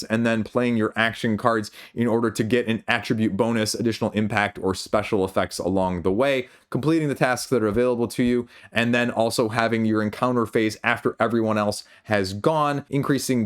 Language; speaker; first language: English; native; English